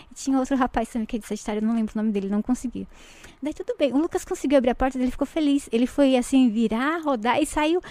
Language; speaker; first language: Portuguese; native; Portuguese